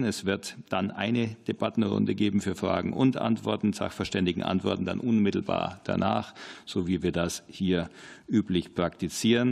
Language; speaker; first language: German; native; German